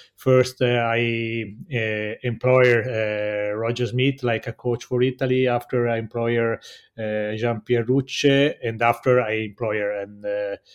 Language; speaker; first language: English; non-native, learner; Italian